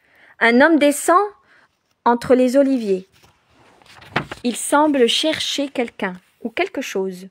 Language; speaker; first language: French; native; French